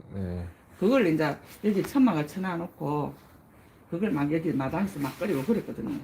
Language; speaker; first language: Korean; native; Korean